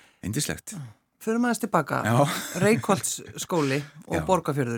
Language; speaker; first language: Icelandic; native; Icelandic